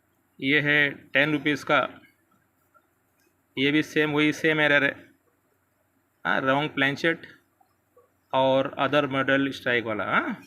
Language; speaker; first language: Hindi; native; Hindi